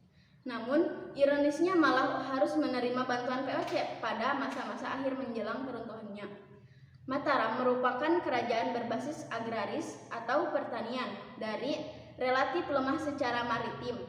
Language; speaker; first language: Indonesian; native; Indonesian